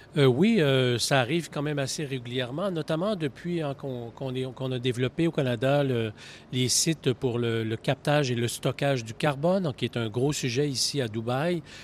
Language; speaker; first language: French; native; French